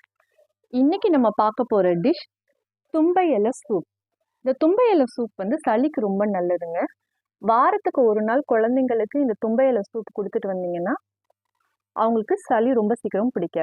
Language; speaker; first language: Tamil; native; Tamil